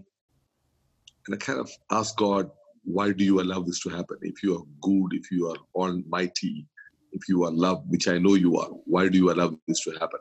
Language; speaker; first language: English; non-native, local second language; Malayalam